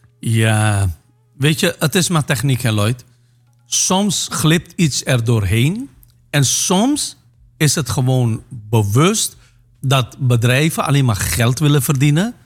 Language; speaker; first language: Dutch; non-native, local second language; Caribbean Hindustani